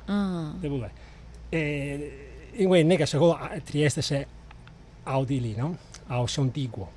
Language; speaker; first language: Chinese; non-native, fluent; Italian